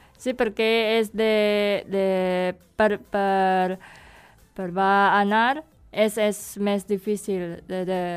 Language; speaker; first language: Catalan; non-native, learner; Indonesian